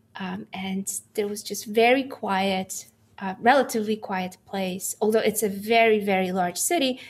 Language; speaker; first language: English; non-native, fluent; Polish